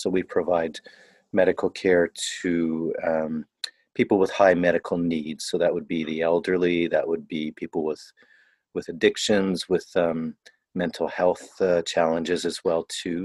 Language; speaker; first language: English; native; English